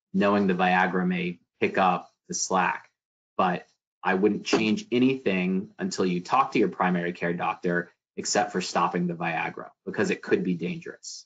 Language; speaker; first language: English; native; English